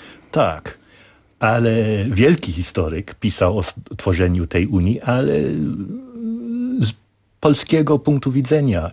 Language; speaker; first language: Polish; non-native, fluent; English